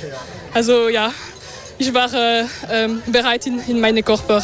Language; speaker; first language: German; non-native, local second language; French